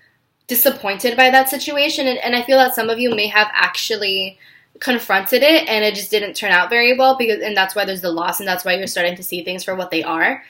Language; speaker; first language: English; native; English